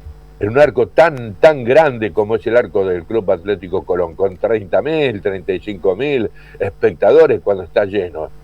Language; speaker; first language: Spanish; native; Spanish